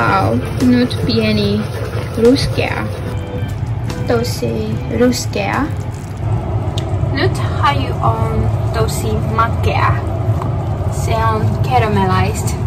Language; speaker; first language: Finnish; non-native, learner; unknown